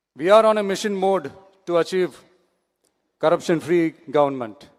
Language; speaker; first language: English; non-native, local second language; Tamil